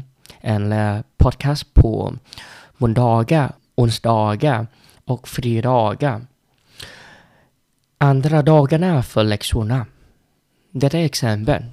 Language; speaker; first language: Swedish; non-native, learner; Vietnamese